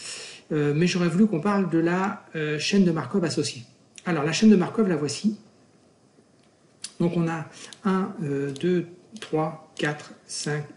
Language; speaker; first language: French; native; French